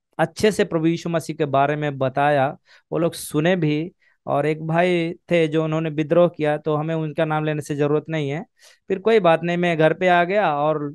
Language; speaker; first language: Hindi; native; Hindi